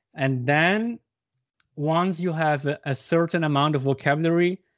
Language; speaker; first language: English; non-native, fluent; Swiss German